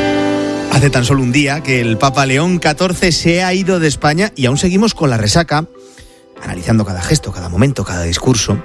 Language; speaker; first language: Spanish; native; Spanish